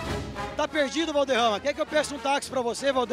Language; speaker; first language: Portuguese; native; Portuguese